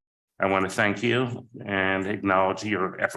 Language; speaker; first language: English; native; English